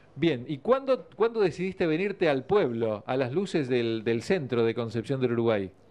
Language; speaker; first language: Spanish; native; Spanish